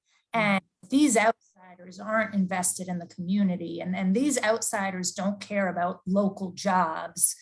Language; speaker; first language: English; native; English